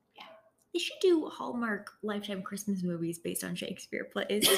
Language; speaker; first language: English; native; English